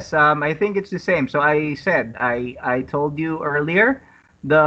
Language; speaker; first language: English; non-native, fluent; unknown